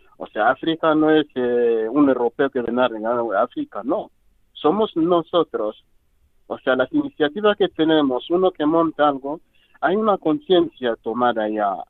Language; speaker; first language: Spanish; non-native, fluent; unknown